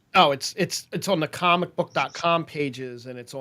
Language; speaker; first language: English; native; English